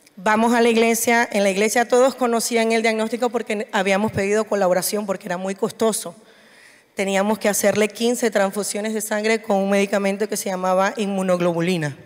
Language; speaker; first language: Spanish; native; Spanish